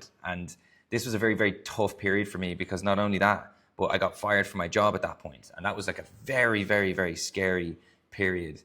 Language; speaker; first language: English; native; English